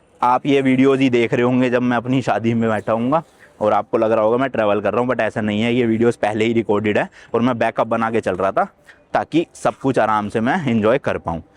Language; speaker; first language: Hindi; native; Hindi